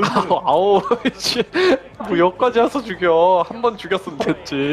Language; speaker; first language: Korean; native; Korean